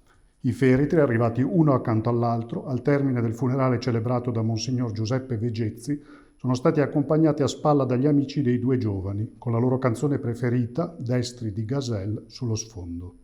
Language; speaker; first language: Italian; native; Italian